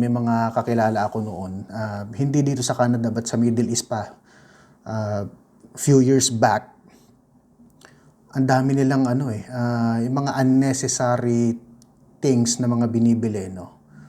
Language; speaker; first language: Filipino; native; Filipino